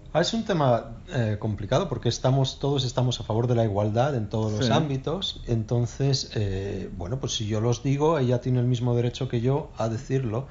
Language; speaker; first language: Spanish; native; Spanish